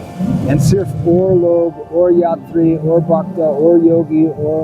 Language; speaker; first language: Hindi; non-native, learner; English